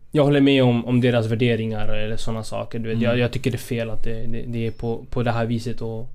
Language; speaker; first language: Swedish; non-native, fluent; Spanish